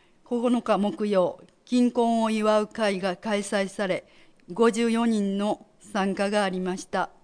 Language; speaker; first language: Japanese; native; Japanese